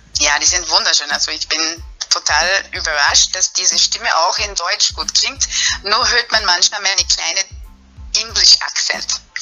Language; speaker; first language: German; non-native, fluent; English